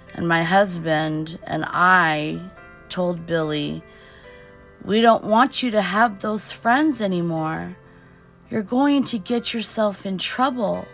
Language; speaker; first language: English; early bilingual, other home language; Portuguese